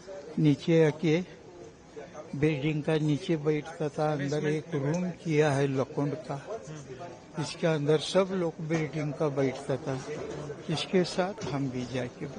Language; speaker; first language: Hindi; non-native, local second language; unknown